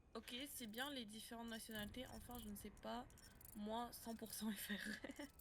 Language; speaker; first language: French; non-native, local second language; Arabic